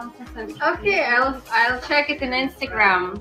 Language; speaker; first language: English; non-native, learner; Russian